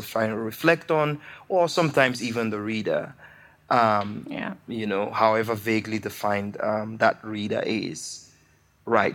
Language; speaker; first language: English; non-native, local second language; Igbo